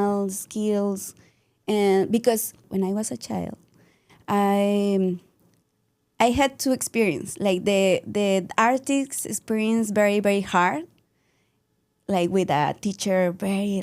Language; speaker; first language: English; non-native, learner; Spanish